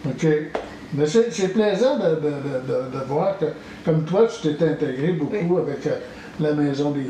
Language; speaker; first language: French; native; French